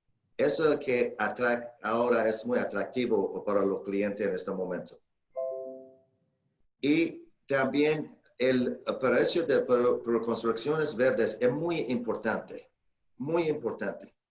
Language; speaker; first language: Spanish; non-native, fluent; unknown